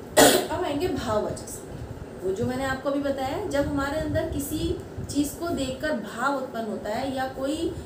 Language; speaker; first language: Hindi; native; Hindi